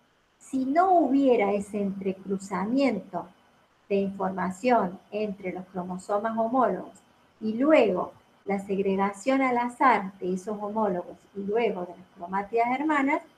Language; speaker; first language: Spanish; native; Spanish